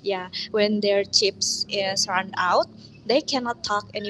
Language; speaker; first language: English; non-native, learner; Indonesian